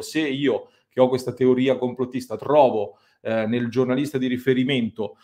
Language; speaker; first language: Italian; native; Italian